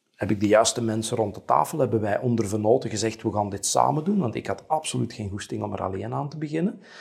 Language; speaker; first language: Dutch; native; Dutch